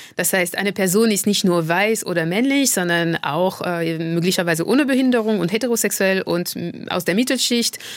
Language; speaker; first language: German; non-native, fluent; French